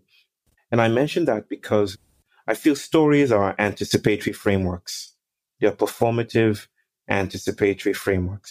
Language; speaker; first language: English; non-native, local second language; Yoruba